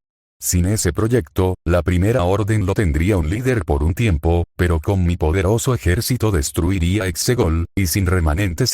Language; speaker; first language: Spanish; native; Spanish